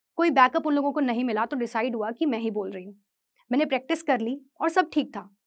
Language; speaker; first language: Hindi; native; Hindi